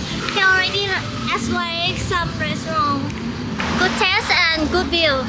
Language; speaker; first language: English; non-native, learner; Thai